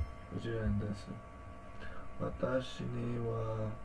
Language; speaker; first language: Japanese; non-native, learner; English